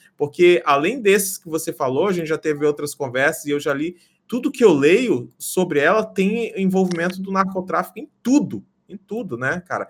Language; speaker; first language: Portuguese; native; Portuguese